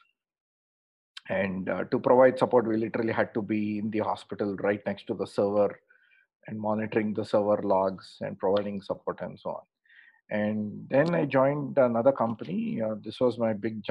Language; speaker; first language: English; non-native, local second language; Kannada